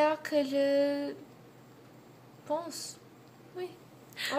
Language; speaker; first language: French; non-native, learner; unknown